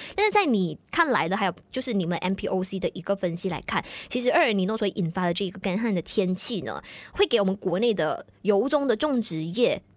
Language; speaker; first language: Chinese; native; Chinese